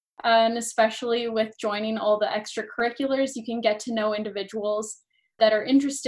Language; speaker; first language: English; native; English